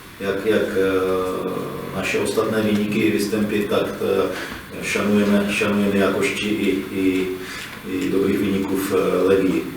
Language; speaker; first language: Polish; non-native, learner; Czech